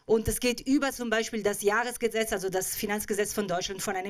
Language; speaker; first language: German; native; German